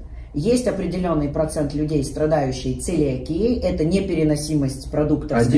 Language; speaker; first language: Russian; native; Russian